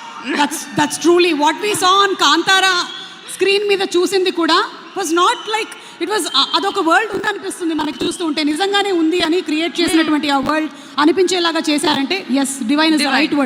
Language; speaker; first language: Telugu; native; Telugu